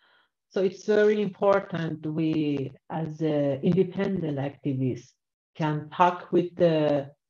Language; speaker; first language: English; non-native, learner; Persian